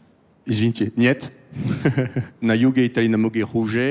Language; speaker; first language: Russian; non-native, learner; French